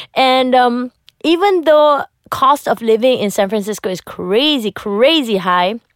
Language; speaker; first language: English; non-native, local second language; Malay